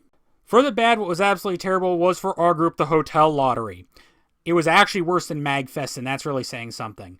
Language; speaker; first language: English; native; English